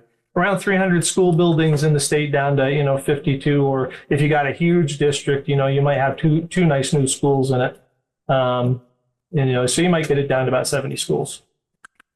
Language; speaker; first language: English; native; English